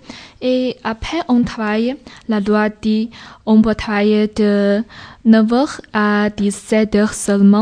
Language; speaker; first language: French; non-native, learner; Chinese